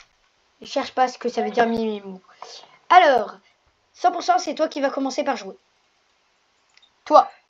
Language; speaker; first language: French; native; French